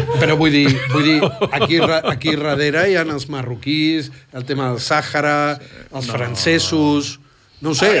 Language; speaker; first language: Catalan; non-native, fluent; Spanish